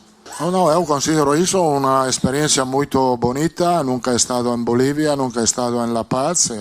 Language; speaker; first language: Portuguese; non-native, fluent; Italian